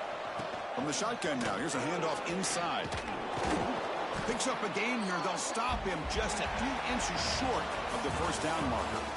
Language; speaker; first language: English; native; English